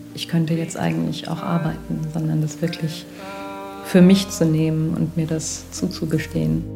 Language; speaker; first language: German; native; German